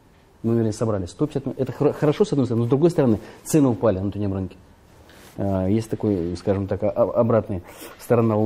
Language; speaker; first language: Russian; native; Russian